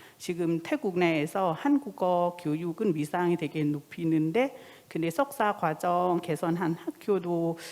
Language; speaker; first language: Korean; non-native, fluent; Thai